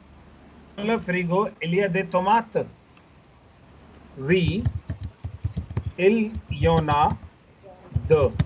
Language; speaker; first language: French; non-native, fluent; Hindi